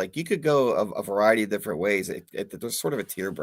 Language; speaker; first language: English; native; English